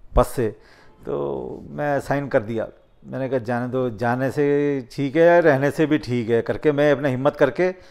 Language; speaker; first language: Hindi; native; Hindi